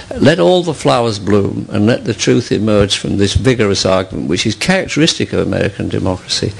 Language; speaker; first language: English; native; English